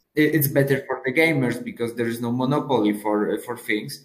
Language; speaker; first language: English; non-native, fluent; Polish